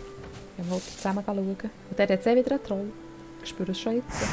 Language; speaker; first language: German; native; German